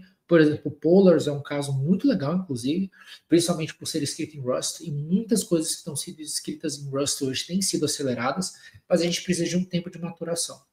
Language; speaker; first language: Portuguese; native; Portuguese